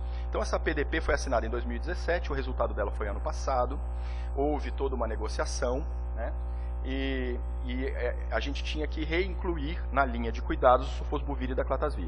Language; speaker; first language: Portuguese; native; Portuguese